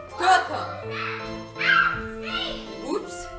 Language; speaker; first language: Russian; non-native, learner; English